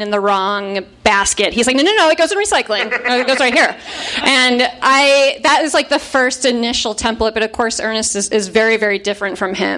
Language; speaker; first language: English; native; English